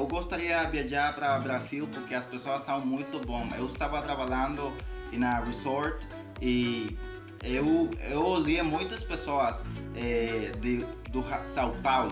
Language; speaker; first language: Portuguese; non-native, learner; Spanish